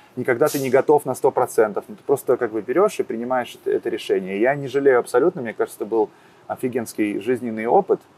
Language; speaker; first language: Russian; native; Russian